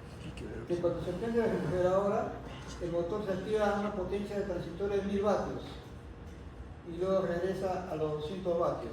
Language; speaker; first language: Spanish; native; Spanish